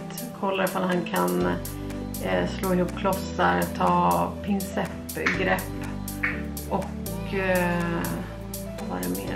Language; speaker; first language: Swedish; native; Swedish